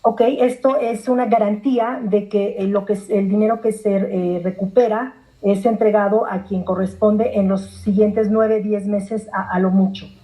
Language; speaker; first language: Spanish; non-native, fluent; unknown